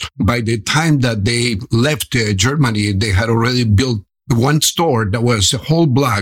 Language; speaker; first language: English; non-native, fluent; Spanish